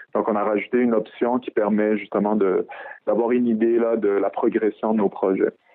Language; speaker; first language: French; early bilingual, other home language; Arabic